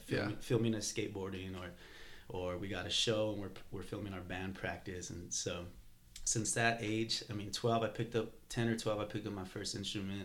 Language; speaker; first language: English; native; English